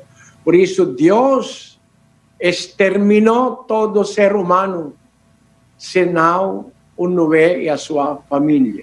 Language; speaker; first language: Portuguese; non-native, learner; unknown